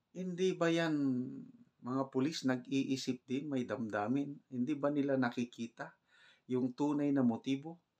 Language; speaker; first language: Filipino; non-native, local second language; Cebuano